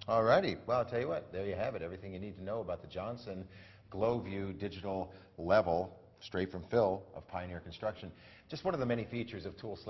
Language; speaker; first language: English; native; English